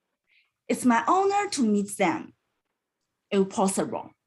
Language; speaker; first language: English; non-native, learner; Chinese